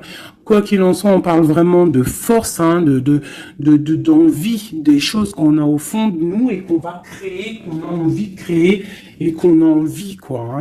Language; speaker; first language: French; native; French